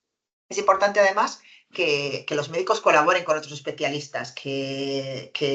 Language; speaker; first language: Spanish; native; Spanish